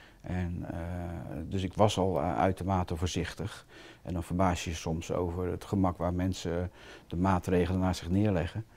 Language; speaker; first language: Dutch; native; Dutch